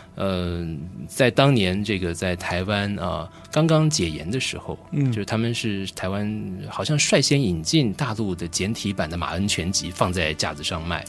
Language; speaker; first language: Chinese; native; Chinese